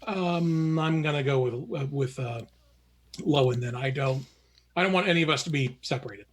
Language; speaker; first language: English; native; English